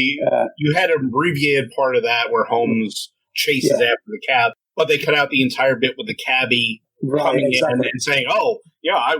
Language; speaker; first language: English; native; English